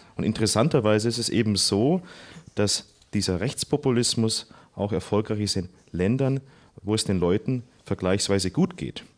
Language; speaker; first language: German; native; German